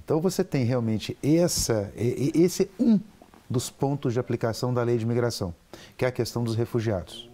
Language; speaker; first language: Portuguese; native; Portuguese